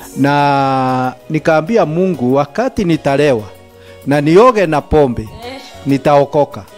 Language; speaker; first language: Swahili; native; Swahili